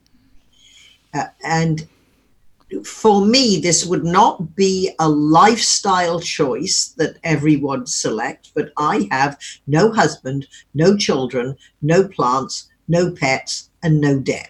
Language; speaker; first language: English; native; English